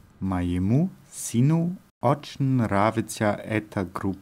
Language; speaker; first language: Russian; non-native, learner; German